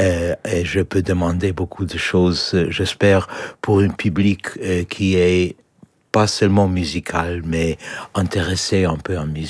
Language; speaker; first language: French; non-native, learner; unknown